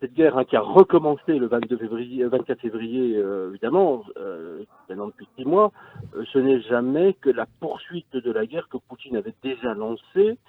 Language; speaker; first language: French; native; French